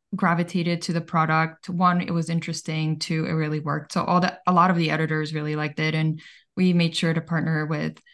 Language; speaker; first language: English; early bilingual, other home language; Bulgarian